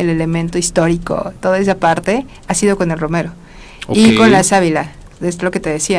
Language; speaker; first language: Spanish; native; Spanish